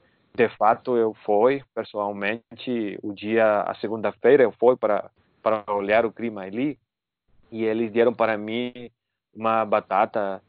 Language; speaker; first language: Portuguese; non-native, fluent; Spanish